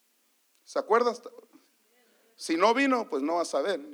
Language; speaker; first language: Spanish; early bilingual, heritage; Spanish